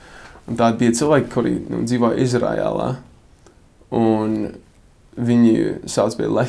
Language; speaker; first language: Latvian; non-native, fluent; English